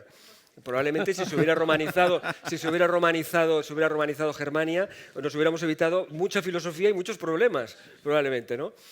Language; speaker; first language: Spanish; native; Spanish